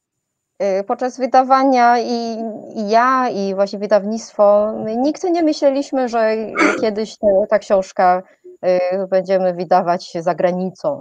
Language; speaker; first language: Polish; non-native, fluent; Chinese